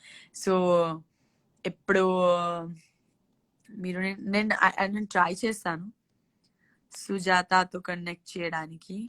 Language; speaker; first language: Telugu; non-native, learner; Gujarati